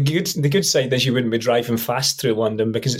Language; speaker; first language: English; native; English